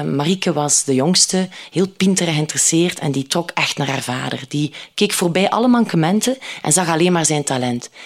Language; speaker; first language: Dutch; native; Dutch